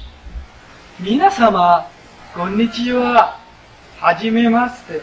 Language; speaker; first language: Japanese; non-native, learner; Bangla